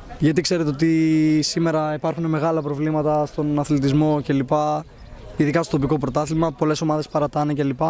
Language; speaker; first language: Greek; native; Greek